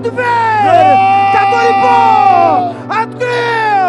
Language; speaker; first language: Russian; non-native, learner; Portuguese